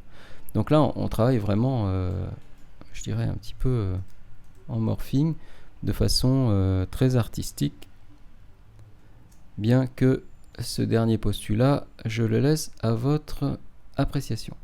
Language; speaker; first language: French; native; French